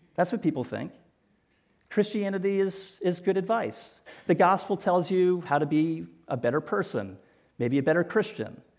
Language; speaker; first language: English; native; English